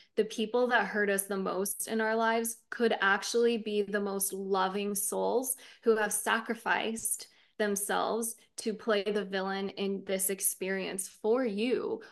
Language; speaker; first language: English; native; English